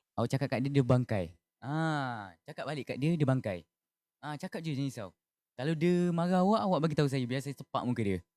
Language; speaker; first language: Malay; native; Malay